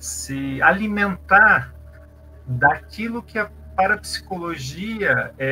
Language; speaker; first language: Portuguese; native; Portuguese